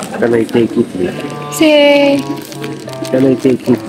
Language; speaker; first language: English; non-native, learner; Greek